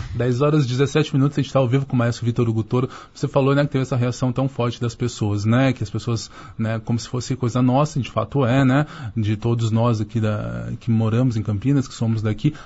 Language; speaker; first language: Portuguese; native; Portuguese